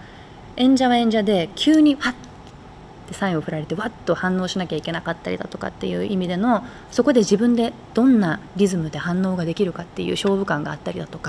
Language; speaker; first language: Japanese; native; Japanese